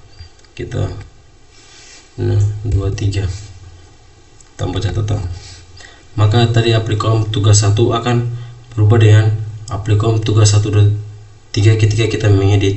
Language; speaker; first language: Indonesian; native; Indonesian